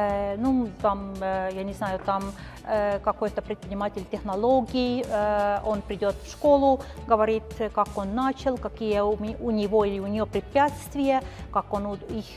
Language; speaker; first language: Russian; non-native, fluent; Estonian